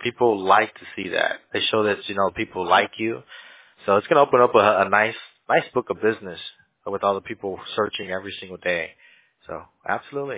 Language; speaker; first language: English; early bilingual, other home language; Spanish